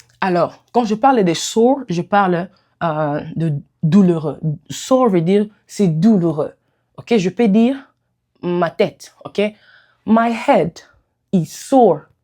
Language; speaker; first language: French; non-native, local second language; Lingala